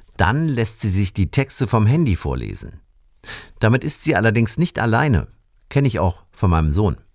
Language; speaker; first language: German; native; German